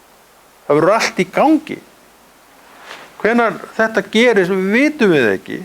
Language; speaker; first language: Icelandic; native; Icelandic